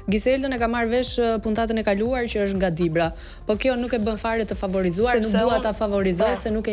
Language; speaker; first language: Albanian; native; Albanian